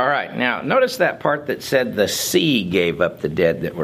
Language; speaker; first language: English; native; English